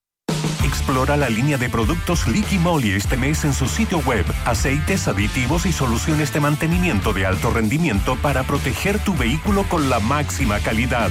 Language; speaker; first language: Spanish; native; Spanish